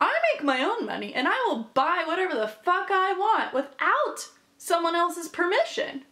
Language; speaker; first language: English; native; English